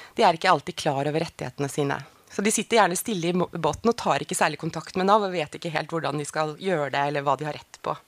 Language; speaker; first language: Norwegian; native; Norwegian